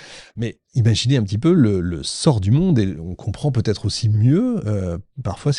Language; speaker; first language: French; native; French